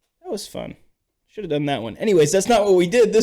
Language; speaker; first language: English; native; English